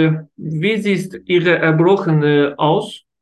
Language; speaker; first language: German; non-native, learner; Turkish